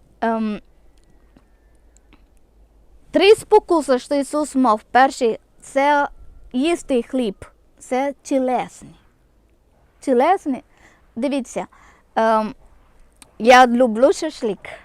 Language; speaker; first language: Ukrainian; non-native, local second language; Malayalam